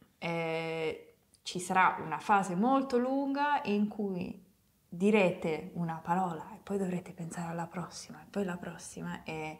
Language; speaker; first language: Italian; non-native, fluent; English